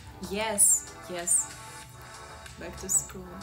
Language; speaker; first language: English; non-native, learner; Russian